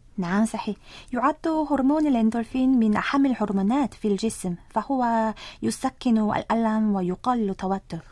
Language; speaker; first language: Arabic; non-native, fluent; Korean